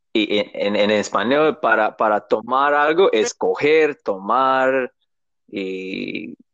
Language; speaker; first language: Spanish; non-native, learner; English